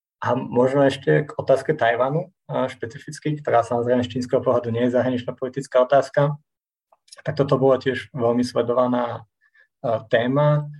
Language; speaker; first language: Slovak; native; Slovak